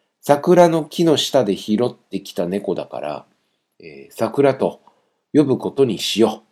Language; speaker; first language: Japanese; non-native, fluent; Chinese